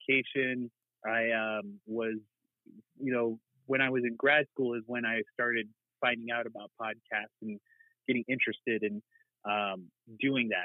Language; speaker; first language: English; native; English